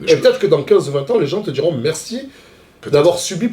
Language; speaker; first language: French; native; French